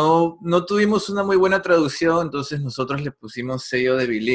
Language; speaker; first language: Spanish; non-native, fluent; English